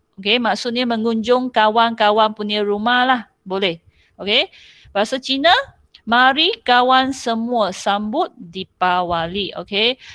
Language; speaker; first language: Malay; non-native, local second language; Chinese